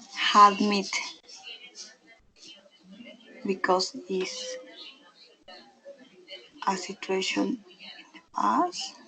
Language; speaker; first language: English; non-native, learner; Spanish